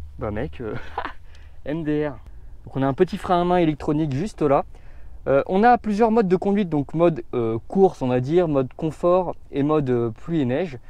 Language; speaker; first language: French; native; French